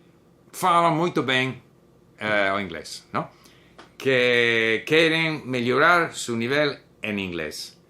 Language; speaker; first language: Portuguese; non-native, learner; English